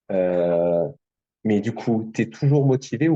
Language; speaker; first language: French; native; French